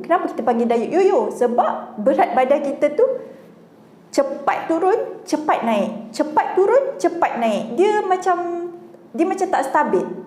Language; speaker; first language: Malay; native; Malay